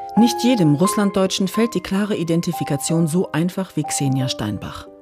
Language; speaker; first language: German; native; German